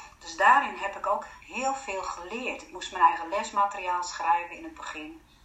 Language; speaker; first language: Dutch; non-native, fluent; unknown